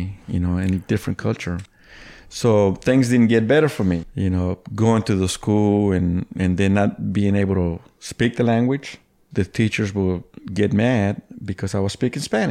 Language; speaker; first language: English; early bilingual, other home language; Spanish